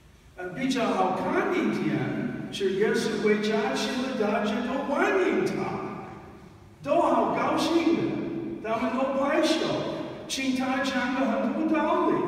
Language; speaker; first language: Chinese; non-native, fluent; English